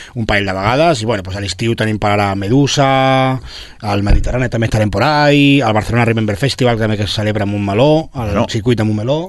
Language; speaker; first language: Catalan; native; Catalan